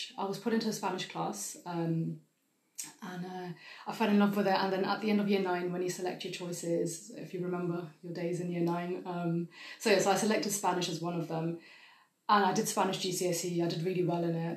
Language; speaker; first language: English; non-native, fluent; German